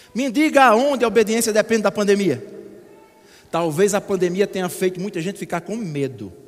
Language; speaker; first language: Portuguese; native; Portuguese